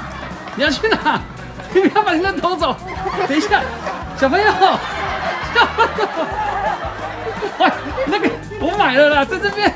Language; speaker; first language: Chinese; native; Chinese